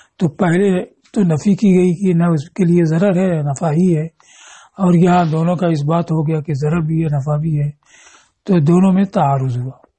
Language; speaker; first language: Urdu; native; Urdu